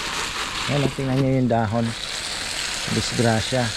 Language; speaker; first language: Filipino; native; Filipino